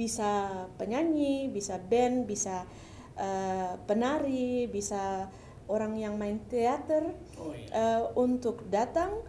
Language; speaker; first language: Indonesian; early bilingual, heritage; Dutch